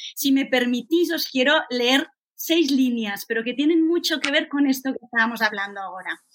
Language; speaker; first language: Spanish; native; Spanish